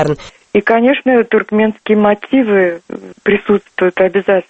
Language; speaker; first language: Russian; non-native, local second language; Turkmen